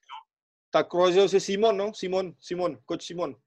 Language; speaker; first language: French; non-native, fluent; Indonesian